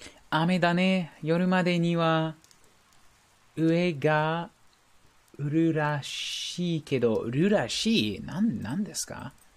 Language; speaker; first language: Japanese; non-native, learner; English